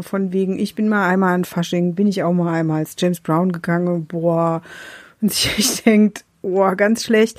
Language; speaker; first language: German; native; German